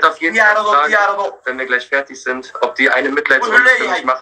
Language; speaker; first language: German; native; German